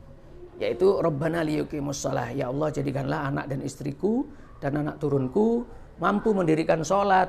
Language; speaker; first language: Indonesian; native; Indonesian